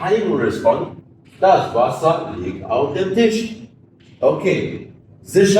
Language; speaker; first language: German; non-native, fluent; Arabic